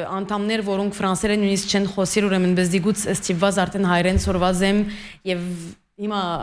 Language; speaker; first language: Armenian; early bilingual, heritage; Armenian